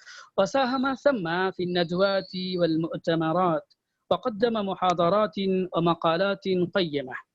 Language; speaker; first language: Arabic; non-native, fluent; Bangla